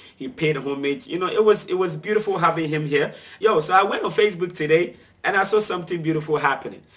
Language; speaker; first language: English; non-native, local second language; Akan